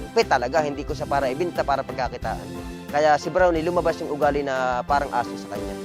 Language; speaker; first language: Filipino; native; Filipino